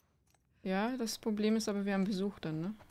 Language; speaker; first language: German; native; German